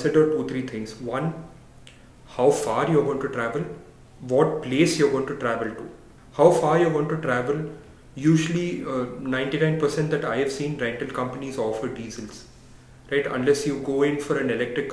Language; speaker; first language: English; non-native, local second language; Tamil